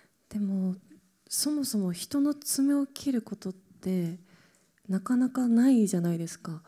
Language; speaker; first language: Japanese; native; Japanese